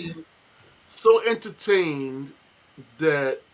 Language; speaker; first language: English; native; English